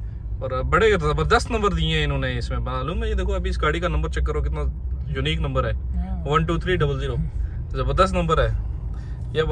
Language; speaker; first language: Hindi; native; Hindi